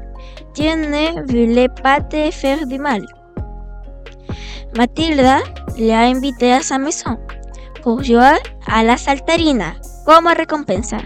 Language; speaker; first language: French; non-native, fluent; Spanish